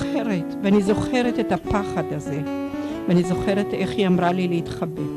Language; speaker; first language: Hebrew; early bilingual, other home language; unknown